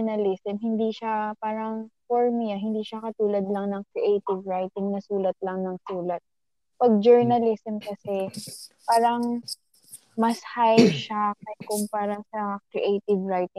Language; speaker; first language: English; non-native, local second language; Filipino